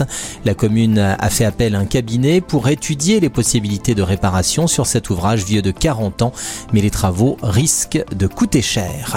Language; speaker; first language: French; native; French